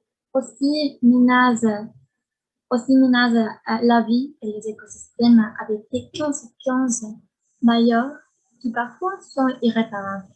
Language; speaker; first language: French; non-native, learner; Spanish